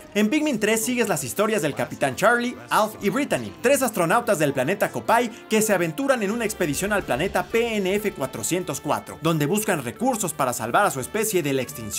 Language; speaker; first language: Spanish; native; Spanish